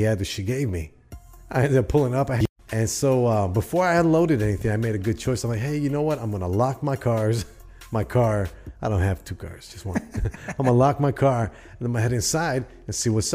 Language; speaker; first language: English; native; English